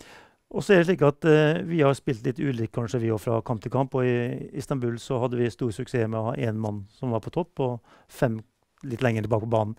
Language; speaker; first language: Norwegian; native; Norwegian